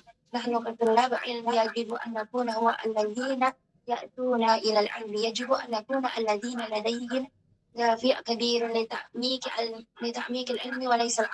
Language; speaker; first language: Arabic; non-native, learner; Indonesian